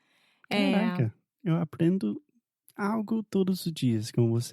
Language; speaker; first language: Portuguese; non-native, fluent; English